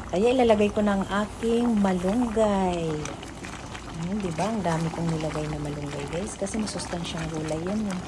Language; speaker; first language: Filipino; non-native, local second language; Waray